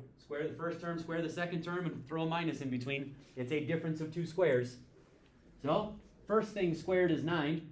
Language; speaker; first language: English; native; English